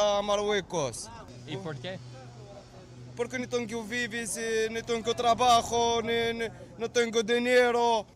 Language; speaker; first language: Spanish; non-native, learner; Arabic